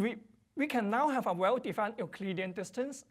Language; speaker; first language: English; non-native, fluent; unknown